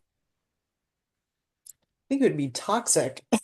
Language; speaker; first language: English; native; English